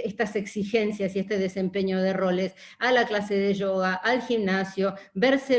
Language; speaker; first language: Spanish; native; Spanish